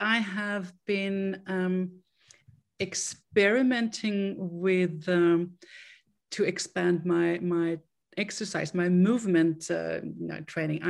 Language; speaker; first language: English; non-native, fluent; Swedish